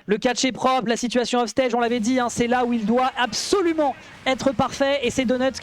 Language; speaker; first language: French; native; French